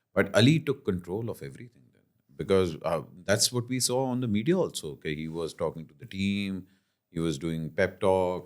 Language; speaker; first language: English; non-native, local second language; Urdu